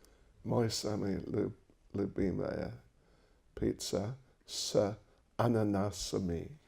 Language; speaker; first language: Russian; non-native, learner; English